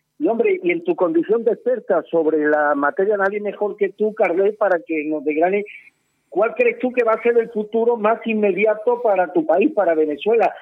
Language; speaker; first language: Spanish; native; Spanish